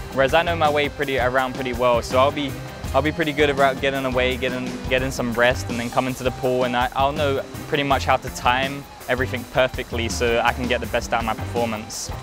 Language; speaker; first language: English; native; English